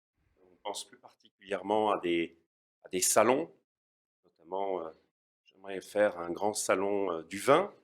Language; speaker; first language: French; native; French